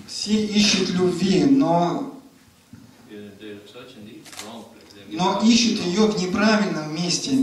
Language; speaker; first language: Russian; native; Russian